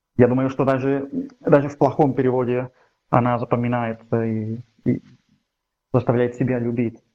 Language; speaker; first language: Russian; non-native, fluent; Catalan